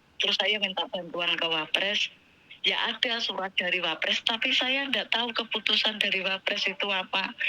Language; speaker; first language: Indonesian; non-native, local second language; Javanese